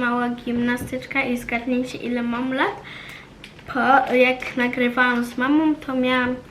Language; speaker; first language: Polish; native; Polish